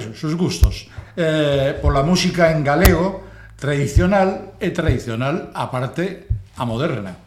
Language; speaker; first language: Galician; non-native, local second language; Spanish